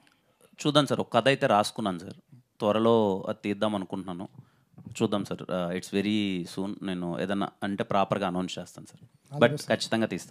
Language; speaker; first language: Telugu; native; Telugu